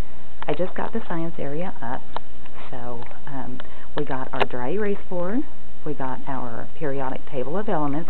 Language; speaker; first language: English; native; English